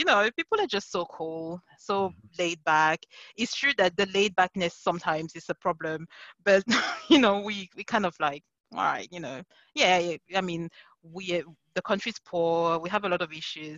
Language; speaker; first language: English; non-native, local second language; French